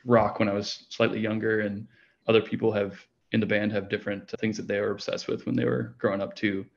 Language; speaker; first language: English; native; English